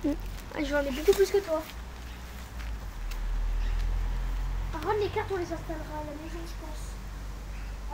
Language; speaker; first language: French; native; French